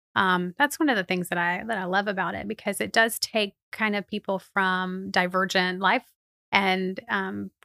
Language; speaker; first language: English; native; English